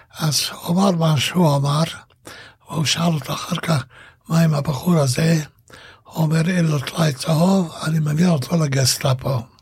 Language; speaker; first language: Hebrew; non-native, fluent; Hungarian